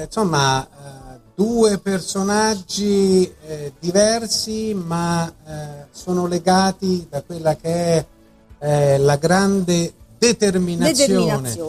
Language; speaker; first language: Italian; native; Italian